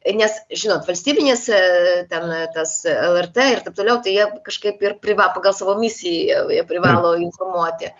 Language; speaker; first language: Lithuanian; non-native, local second language; Polish